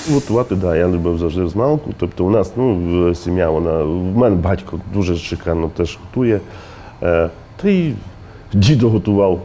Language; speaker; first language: Ukrainian; native; Ukrainian